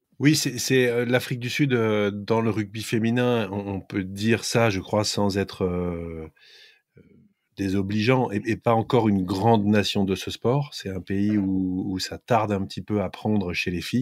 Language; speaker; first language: French; native; French